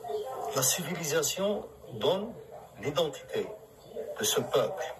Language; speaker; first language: French; non-native, local second language; Arabic